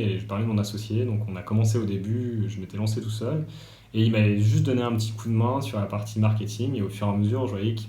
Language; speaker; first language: French; native; French